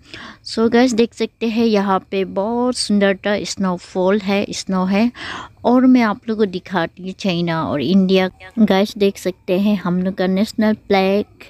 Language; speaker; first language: Hindi; non-native, local second language; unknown